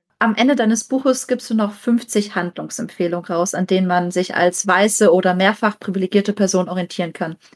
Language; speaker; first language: German; native; German